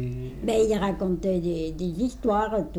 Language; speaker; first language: French; native; French